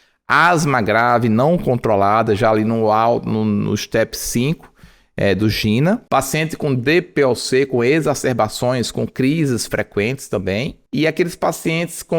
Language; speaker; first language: Portuguese; native; Portuguese